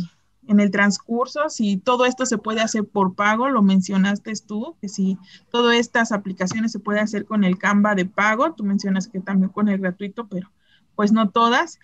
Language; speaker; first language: Spanish; native; Spanish